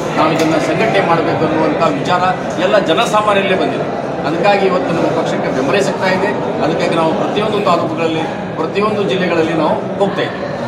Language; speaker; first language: Kannada; non-native, local second language; Urdu